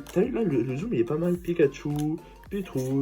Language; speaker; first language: French; native; French